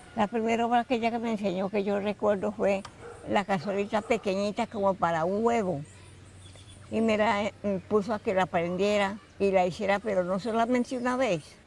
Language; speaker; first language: Spanish; native; Spanish